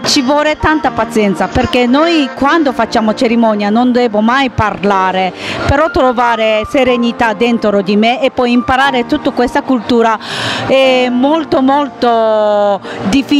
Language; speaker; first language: Italian; non-native, learner; Japanese